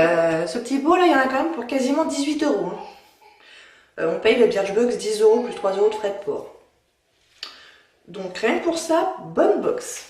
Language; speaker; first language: French; native; French